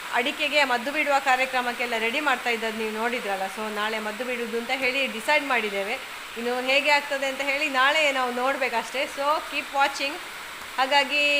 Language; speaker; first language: Kannada; native; Kannada